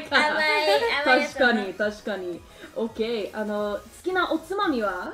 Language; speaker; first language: Japanese; non-native, learner; English